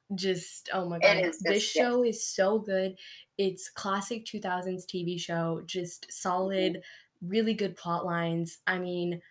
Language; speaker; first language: English; native; English